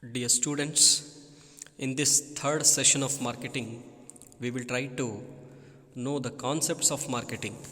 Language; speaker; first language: English; non-native, local second language; Kannada